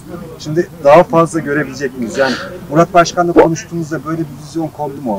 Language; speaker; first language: Turkish; native; Turkish